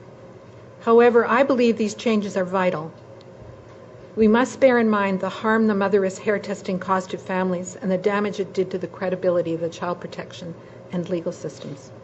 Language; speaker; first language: English; native; English